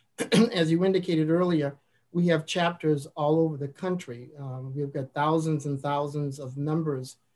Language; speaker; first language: English; native; English